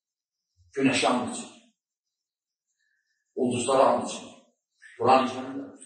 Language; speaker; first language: Turkish; non-native, learner; Azerbaijani